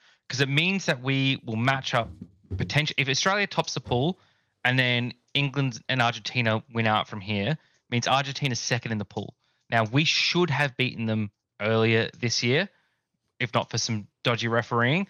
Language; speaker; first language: English; native; English